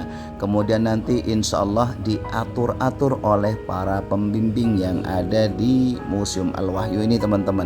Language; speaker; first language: Indonesian; native; Indonesian